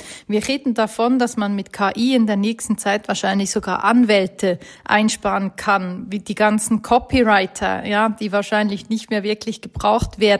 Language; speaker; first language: German; native; German